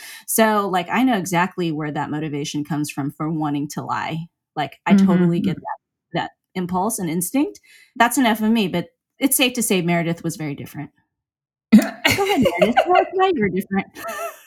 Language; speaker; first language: English; native; English